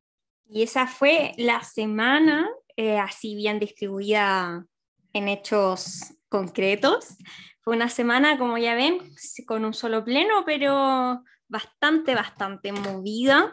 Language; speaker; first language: Spanish; native; Spanish